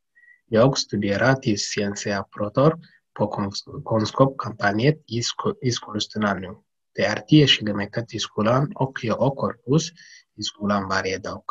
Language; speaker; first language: Swedish; non-native, learner; Tigrinya